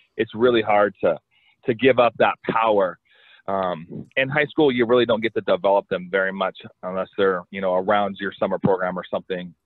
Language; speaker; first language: English; native; English